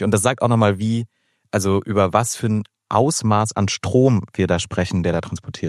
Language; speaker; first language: German; native; German